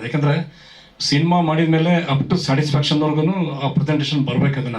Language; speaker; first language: Kannada; native; Kannada